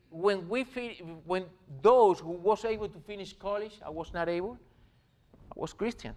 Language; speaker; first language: English; non-native, learner; Spanish